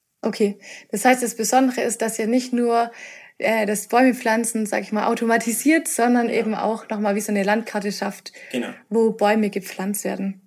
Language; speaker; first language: German; native; German